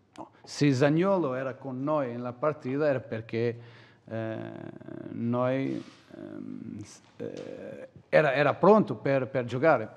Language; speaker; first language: Italian; non-native, learner; Portuguese